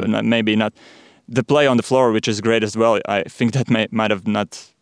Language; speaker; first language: English; non-native, fluent; Latvian